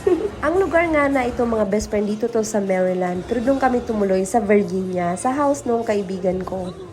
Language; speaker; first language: Filipino; non-native, local second language; Bikol